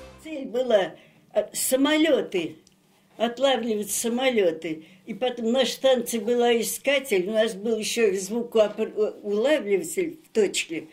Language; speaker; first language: Russian; native; Russian